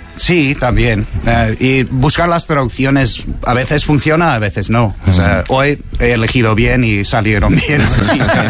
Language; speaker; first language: Spanish; non-native, fluent; English